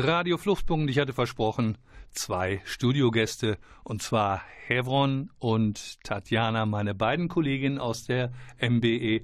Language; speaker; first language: German; native; German